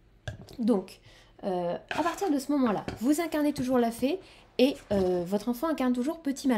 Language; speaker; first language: French; native; French